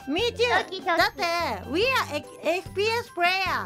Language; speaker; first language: English; non-native, learner; Japanese